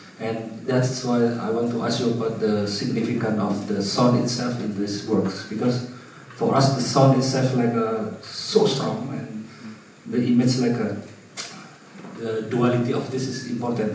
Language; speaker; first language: English; non-native, fluent; Indonesian